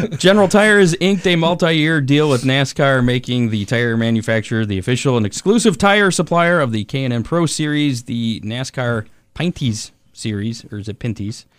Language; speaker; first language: English; native; English